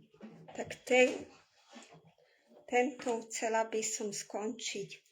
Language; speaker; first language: Slovak; non-native, local second language; Hungarian